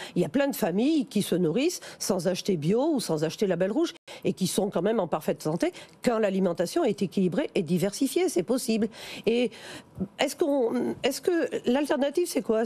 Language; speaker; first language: French; native; French